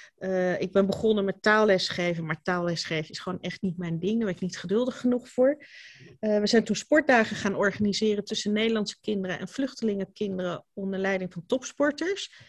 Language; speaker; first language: Dutch; native; Dutch